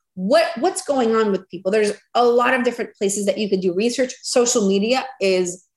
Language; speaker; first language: English; non-native, fluent; Spanish